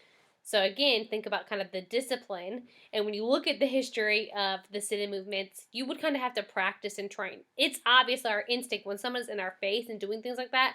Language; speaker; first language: English; native; English